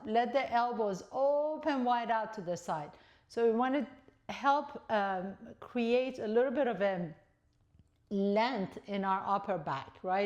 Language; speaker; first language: English; native; English